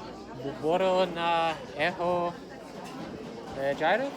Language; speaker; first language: Greek; non-native, learner; English